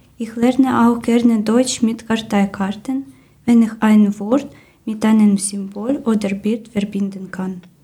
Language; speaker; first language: German; non-native, learner; Ukrainian